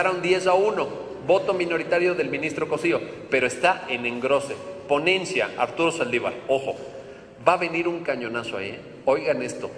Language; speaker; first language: Spanish; native; Spanish